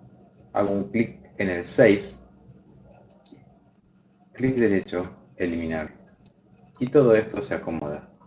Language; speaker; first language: Spanish; native; Spanish